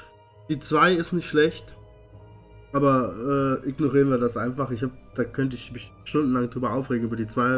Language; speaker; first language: German; native; German